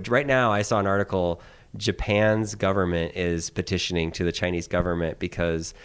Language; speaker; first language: English; native; English